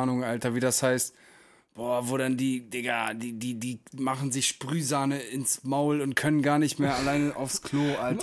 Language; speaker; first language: German; native; German